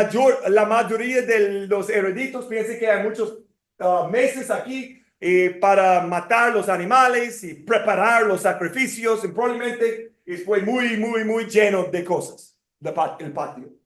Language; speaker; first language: Spanish; non-native, fluent; English